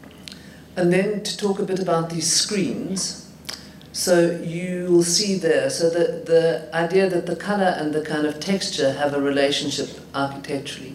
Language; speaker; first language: English; native; English